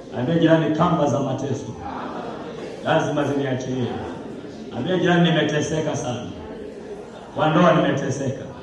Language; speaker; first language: Swahili; non-native, local second language; Luyia